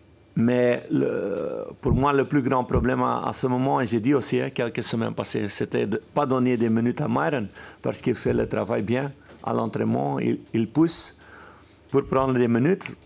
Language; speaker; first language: French; non-native, fluent; Dutch